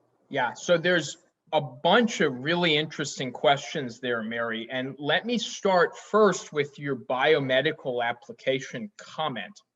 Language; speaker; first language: English; native; English